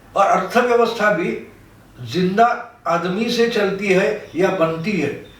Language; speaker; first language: Hindi; non-native, local second language; Marathi